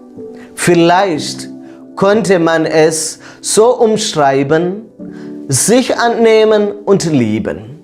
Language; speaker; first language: German; non-native, fluent; Malayalam